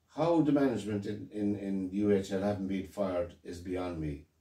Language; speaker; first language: English; native; English